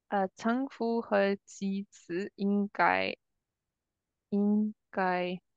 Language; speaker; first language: Chinese; non-native, learner; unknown